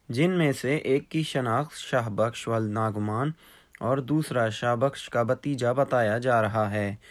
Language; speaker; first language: Urdu; non-native, local second language; Baluchi